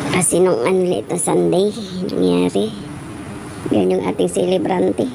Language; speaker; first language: Filipino; native; Filipino